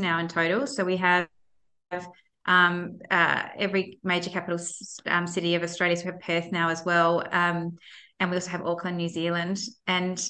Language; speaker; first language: English; native; English